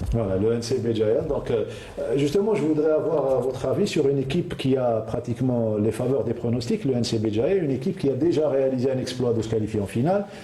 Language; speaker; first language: French; non-native, local second language; Arabic